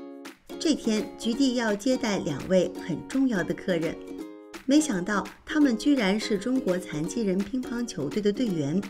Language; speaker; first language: Chinese; native; Chinese